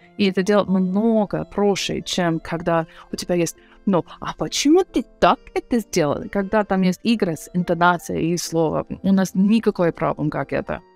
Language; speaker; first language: Russian; non-native, learner; English